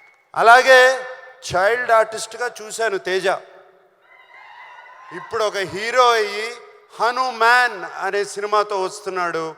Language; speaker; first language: Telugu; native; Telugu